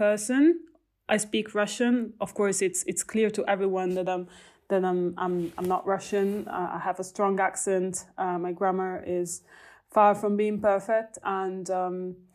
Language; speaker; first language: English; non-native, fluent; Italian